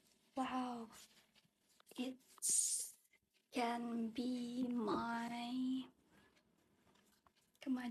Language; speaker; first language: English; non-native, learner; Indonesian